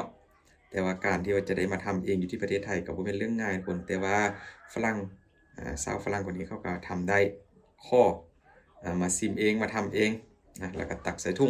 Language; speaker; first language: Thai; non-native, local second language; Northeastern Thai